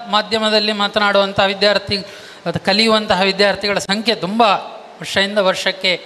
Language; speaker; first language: Kannada; non-native, local second language; Marathi